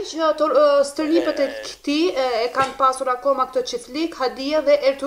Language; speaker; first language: Albanian; native; Albanian